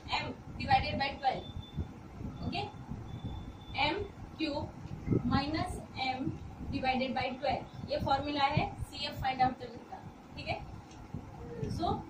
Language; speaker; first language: Hindi; non-native, local second language; Gujarati